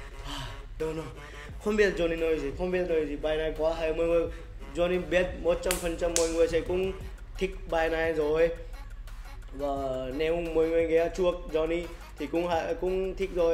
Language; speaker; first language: Vietnamese; non-native, learner; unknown